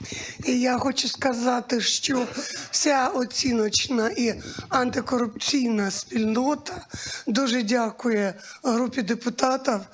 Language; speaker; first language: Ukrainian; native; Ukrainian